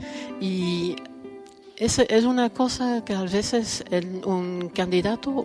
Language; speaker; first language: Spanish; non-native, fluent; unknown